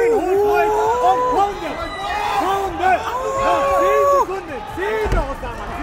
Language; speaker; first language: German; native; German